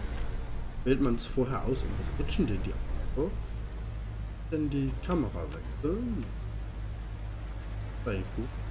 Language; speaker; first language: German; native; German